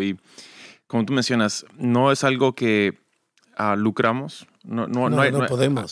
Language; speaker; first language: Spanish; early bilingual, other home language; English